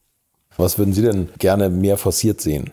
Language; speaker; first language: German; native; German